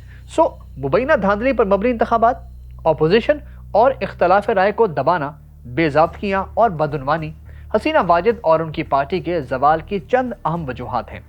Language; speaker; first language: Urdu; native; Urdu